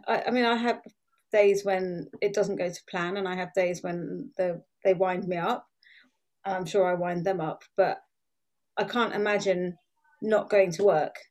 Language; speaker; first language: English; native; English